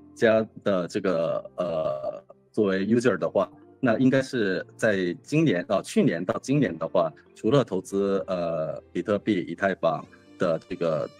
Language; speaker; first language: Chinese; non-native, fluent; Korean